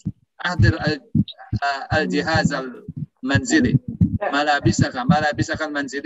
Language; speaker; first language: Arabic; non-native, fluent; Indonesian